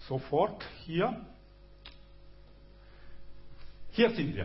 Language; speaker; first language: German; non-native, fluent; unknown